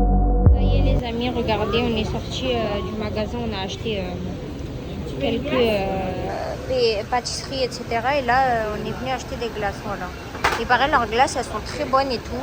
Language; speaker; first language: French; native; French